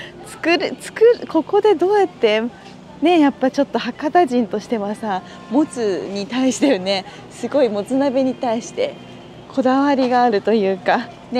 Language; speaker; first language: Japanese; native; Japanese